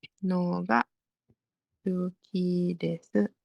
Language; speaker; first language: Japanese; non-native, learner; Malay